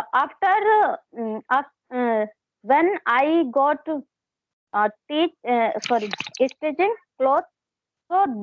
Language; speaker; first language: English; non-native, learner; Hindi